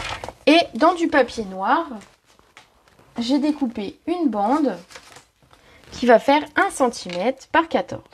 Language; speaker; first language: French; native; French